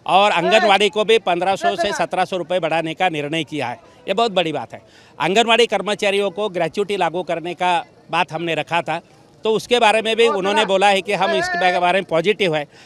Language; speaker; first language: Hindi; non-native, local second language; Marathi